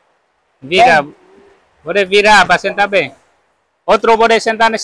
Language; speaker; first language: Portuguese; non-native, learner; Vietnamese